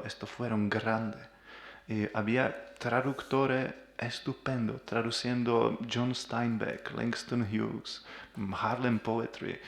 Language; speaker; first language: Spanish; non-native, learner; Czech